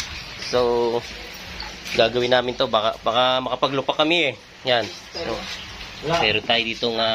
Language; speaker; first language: Filipino; native; Filipino